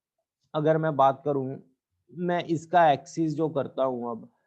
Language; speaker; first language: Hindi; native; Hindi